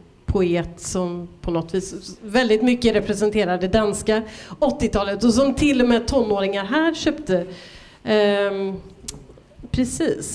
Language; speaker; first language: Swedish; native; Swedish